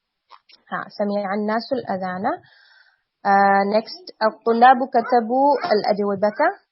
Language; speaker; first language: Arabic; non-native, fluent; Urdu